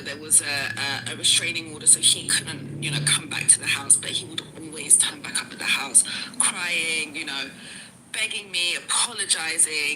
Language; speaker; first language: English; native; English